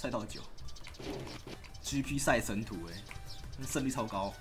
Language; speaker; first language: Chinese; native; Chinese